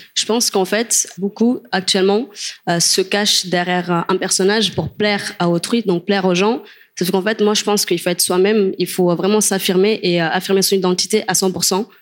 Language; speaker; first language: French; non-native, fluent; Kabuverdianu